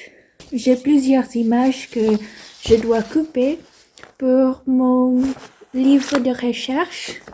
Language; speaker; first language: French; non-native, learner; Indonesian